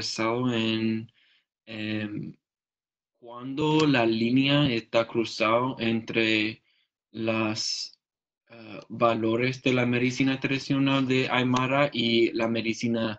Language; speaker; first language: Spanish; non-native, learner; English